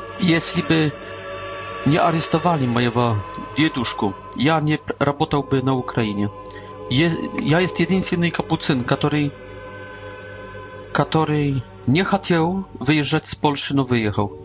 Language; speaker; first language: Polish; non-native, learner; Russian